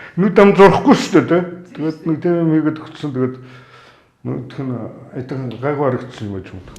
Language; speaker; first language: Mongolian; native; Mongolian